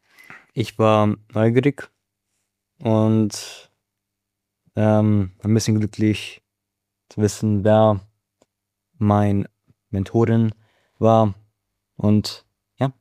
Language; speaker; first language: German; non-native, learner; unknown